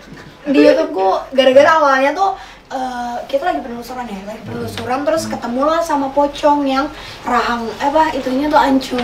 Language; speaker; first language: Indonesian; native; Indonesian